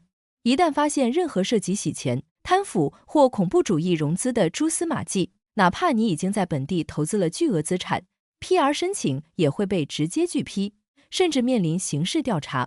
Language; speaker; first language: Chinese; native; Chinese